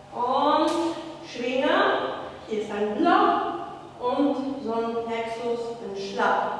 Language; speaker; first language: German; non-native, fluent; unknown